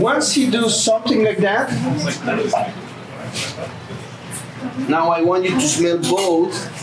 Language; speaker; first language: English; non-native, fluent; Spanish